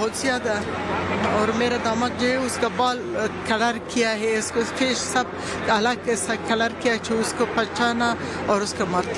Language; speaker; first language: Hindi; non-native, learner; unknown